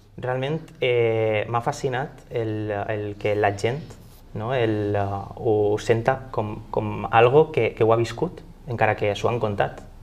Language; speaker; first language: Catalan; native; Catalan